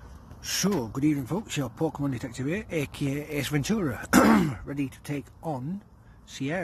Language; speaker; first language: English; native; English